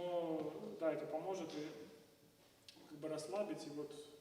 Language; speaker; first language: Russian; native; Russian